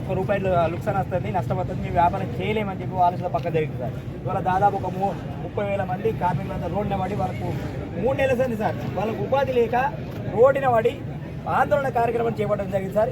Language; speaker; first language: Telugu; native; Telugu